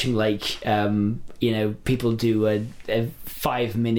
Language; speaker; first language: English; native; English